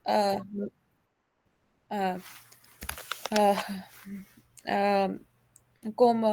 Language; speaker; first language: French; non-native, learner; Hindi